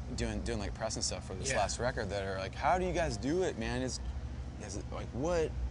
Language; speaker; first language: English; native; English